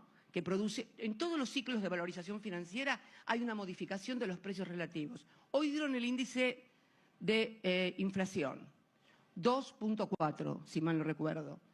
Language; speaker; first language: Spanish; native; Spanish